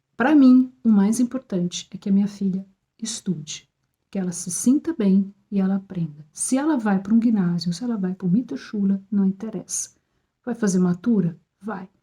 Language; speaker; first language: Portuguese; native; Portuguese